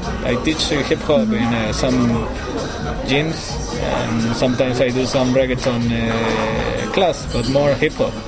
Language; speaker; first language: English; non-native, learner; Spanish